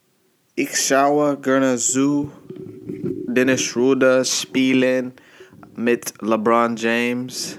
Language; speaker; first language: German; non-native, learner; English